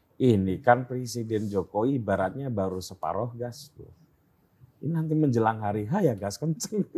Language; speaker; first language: Indonesian; native; Indonesian